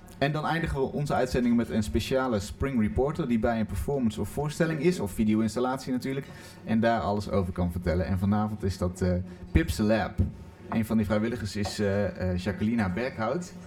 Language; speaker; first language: Dutch; native; Dutch